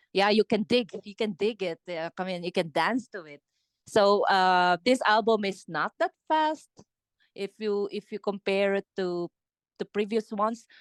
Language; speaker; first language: English; non-native, local second language; Filipino